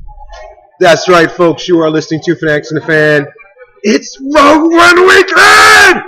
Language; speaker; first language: English; native; English